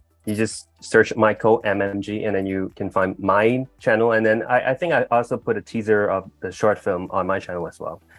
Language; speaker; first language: English; non-native, local second language; Cantonese